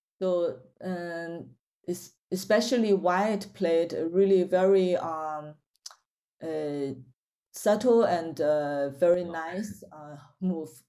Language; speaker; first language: English; non-native, fluent; Chinese